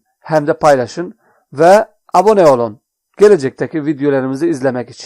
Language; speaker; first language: Turkish; non-native, fluent; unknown